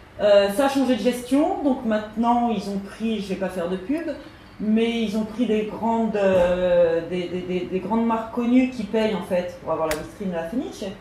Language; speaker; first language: French; native; French